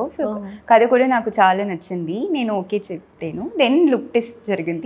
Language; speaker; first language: Telugu; non-native, learner; Tamil